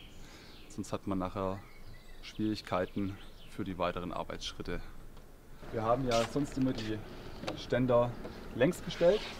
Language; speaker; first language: German; native; German